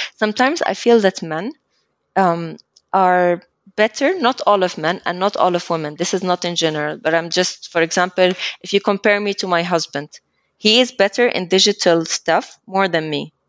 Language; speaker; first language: English; early bilingual, other home language; Arabic